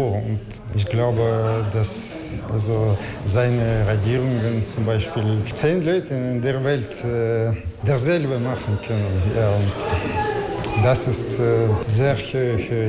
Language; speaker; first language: German; non-native, learner; Russian